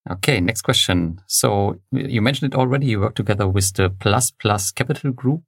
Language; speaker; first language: English; non-native, fluent; German